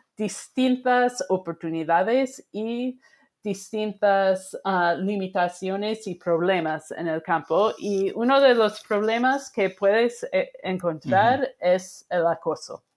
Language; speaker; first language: Spanish; non-native, fluent; English